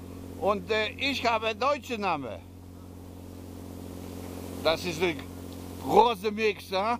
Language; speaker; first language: German; non-native, learner; Polish